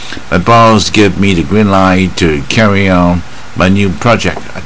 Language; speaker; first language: English; non-native, fluent; Chinese